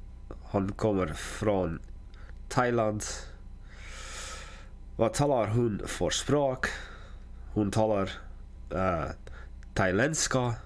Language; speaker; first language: Swedish; non-native, learner; English